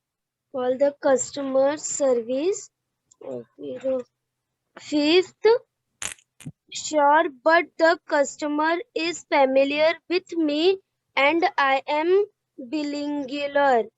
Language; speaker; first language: English; non-native, learner; Hindi